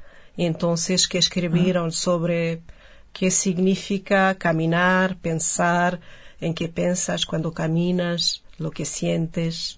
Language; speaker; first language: Spanish; non-native, fluent; Portuguese